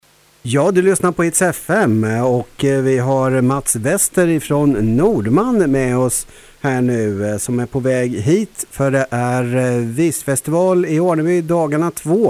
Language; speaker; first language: Swedish; native; Swedish